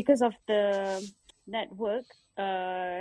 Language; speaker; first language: English; non-native, local second language; Malay